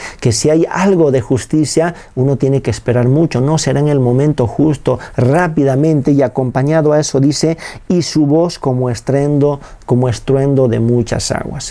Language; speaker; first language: Spanish; native; Spanish